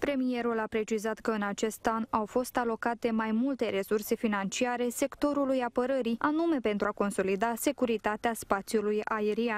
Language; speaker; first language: Romanian; native; Romanian